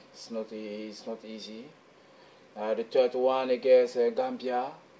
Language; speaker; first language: English; non-native, local second language; French